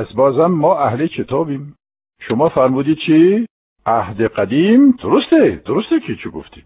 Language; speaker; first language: Persian; non-native, fluent; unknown